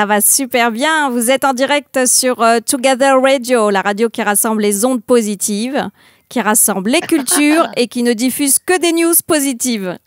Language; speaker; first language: French; native; French